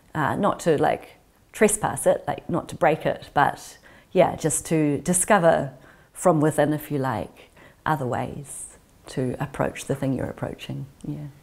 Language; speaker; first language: English; native; English